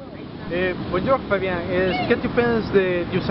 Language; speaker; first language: French; non-native, learner; Spanish